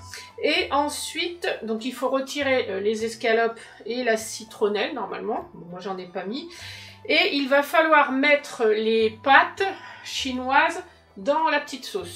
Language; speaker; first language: French; native; French